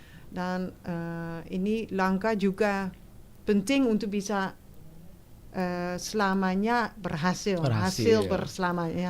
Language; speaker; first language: Indonesian; non-native, fluent; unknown